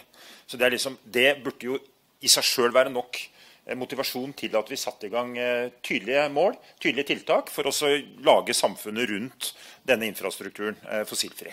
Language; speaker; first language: Norwegian; native; Norwegian